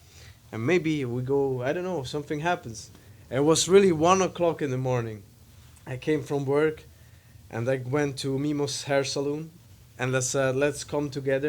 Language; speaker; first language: English; non-native, fluent; Italian